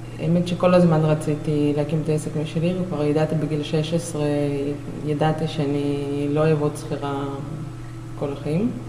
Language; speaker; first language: Hebrew; non-native, fluent; Russian